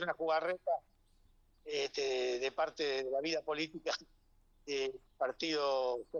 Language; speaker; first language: Spanish; native; Spanish